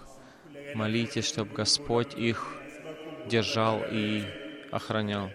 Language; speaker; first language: Russian; non-native, fluent; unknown